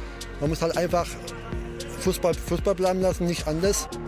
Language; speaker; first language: German; non-native, fluent; Turkish